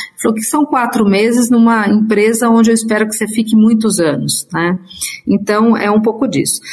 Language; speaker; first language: Portuguese; native; Portuguese